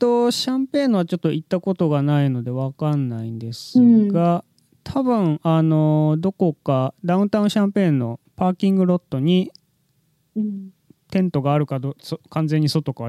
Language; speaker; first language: Japanese; native; Japanese